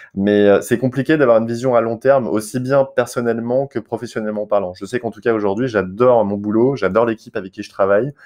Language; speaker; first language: French; native; French